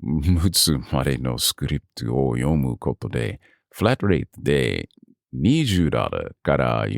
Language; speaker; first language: Japanese; non-native, learner; English